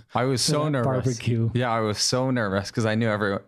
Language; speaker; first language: English; native; English